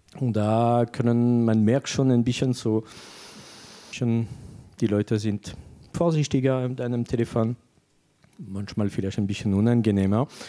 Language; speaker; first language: German; non-native, fluent; French